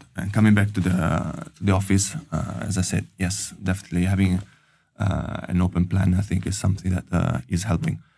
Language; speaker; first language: English; non-native, fluent; Italian